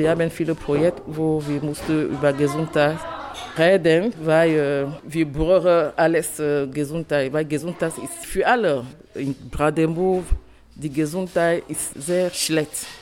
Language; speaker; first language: German; non-native, learner; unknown